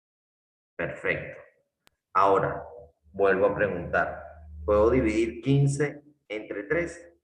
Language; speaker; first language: Spanish; native; Spanish